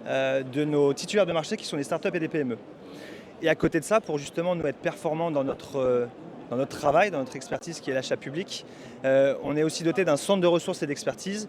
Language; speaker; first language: French; native; French